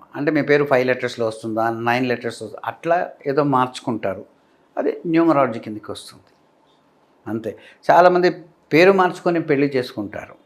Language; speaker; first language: Telugu; non-native, fluent; Malayalam